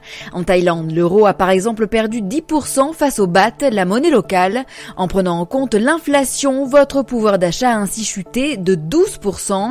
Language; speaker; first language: French; native; French